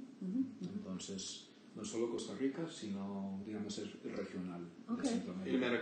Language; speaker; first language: Spanish; early bilingual, heritage; Spanish